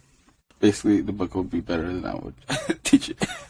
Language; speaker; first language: English; native; English